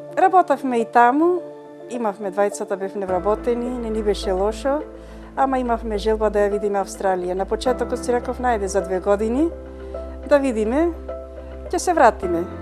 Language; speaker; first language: Macedonian; native; Macedonian